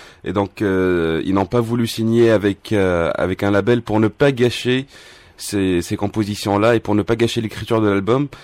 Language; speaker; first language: French; non-native, local second language; Arabic